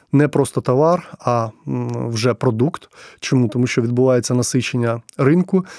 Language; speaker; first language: Ukrainian; non-native, local second language; Russian